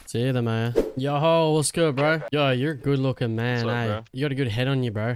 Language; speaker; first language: English; native; English